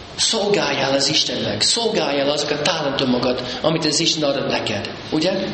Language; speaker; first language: Hungarian; early bilingual, heritage; Hungarian